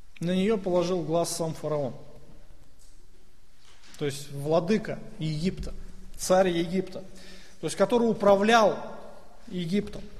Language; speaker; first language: Russian; native; Russian